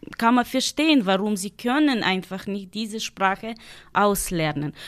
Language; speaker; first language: German; non-native, learner; Ukrainian